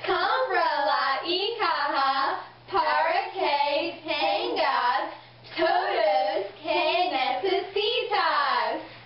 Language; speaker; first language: Spanish; non-native, learner; English